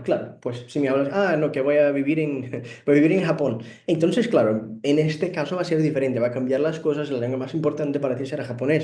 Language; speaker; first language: Spanish; non-native, fluent; Portuguese